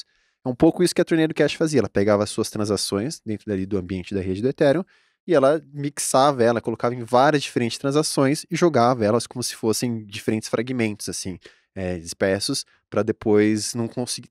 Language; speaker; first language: Portuguese; native; Portuguese